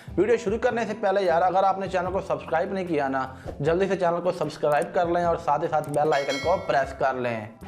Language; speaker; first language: Urdu; non-native, local second language; Punjabi